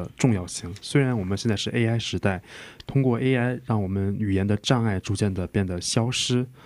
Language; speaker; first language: Chinese; early bilingual, heritage; Chinese